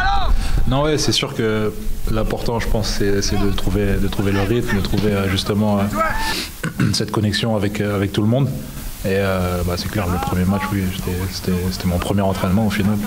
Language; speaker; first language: French; native; French